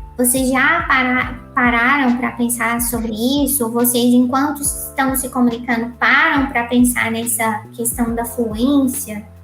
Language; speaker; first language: Portuguese; native; Portuguese